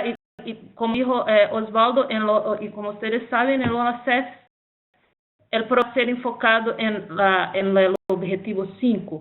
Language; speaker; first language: Spanish; non-native, fluent; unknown